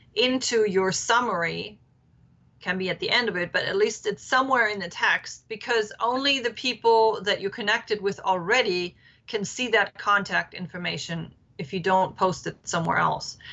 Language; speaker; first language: English; non-native, fluent; German